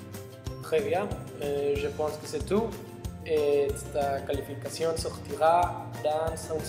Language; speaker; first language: French; non-native, learner; Spanish